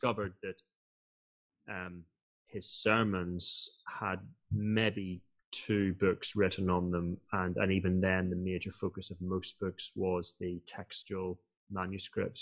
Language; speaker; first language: English; native; English